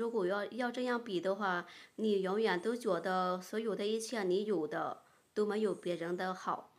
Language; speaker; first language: Chinese; non-native, fluent; Lao